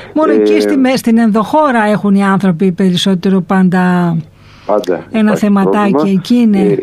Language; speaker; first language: Greek; native; Greek